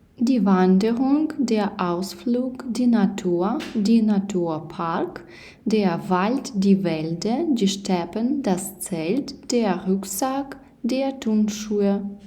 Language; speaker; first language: German; non-native, fluent; Ukrainian